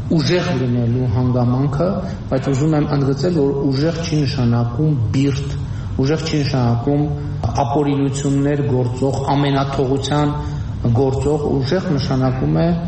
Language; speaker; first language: Armenian; native; Armenian